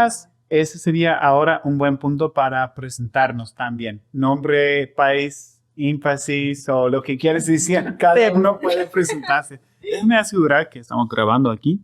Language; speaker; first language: Spanish; non-native, fluent; English